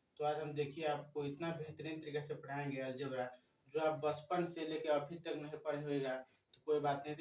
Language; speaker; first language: Hindi; native; Hindi